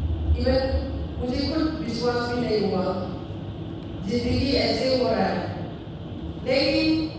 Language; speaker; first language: Hindi; non-native, local second language; Manipuri